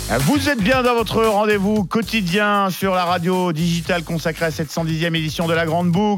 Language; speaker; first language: French; native; French